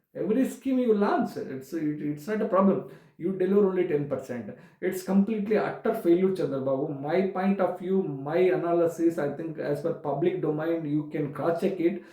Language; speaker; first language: English; non-native, local second language; Telugu